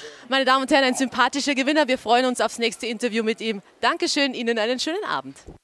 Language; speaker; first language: German; native; German